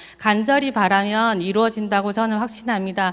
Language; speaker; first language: Korean; native; Korean